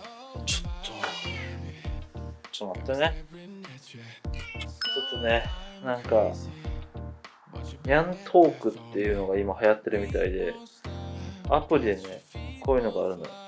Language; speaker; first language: Japanese; native; Japanese